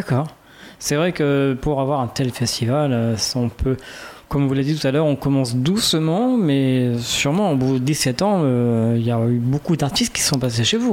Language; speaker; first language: French; native; French